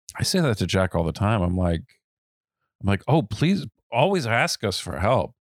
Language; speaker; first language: English; native; English